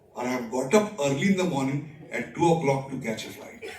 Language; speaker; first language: English; non-native, local second language; Marathi